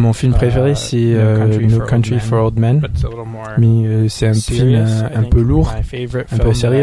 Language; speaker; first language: French; non-native, fluent; English